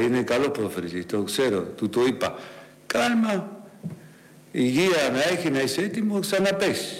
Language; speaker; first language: Greek; non-native, learner; Spanish